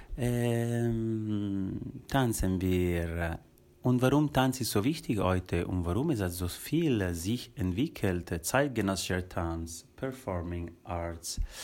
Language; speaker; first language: German; non-native, local second language; Italian